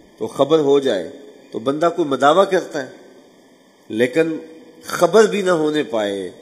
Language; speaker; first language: Urdu; non-native, local second language; Punjabi